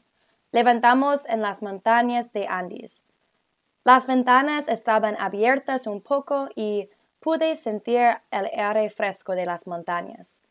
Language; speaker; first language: Spanish; non-native, learner; English